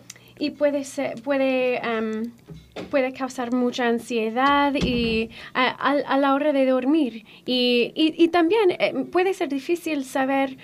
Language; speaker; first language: Spanish; non-native, fluent; English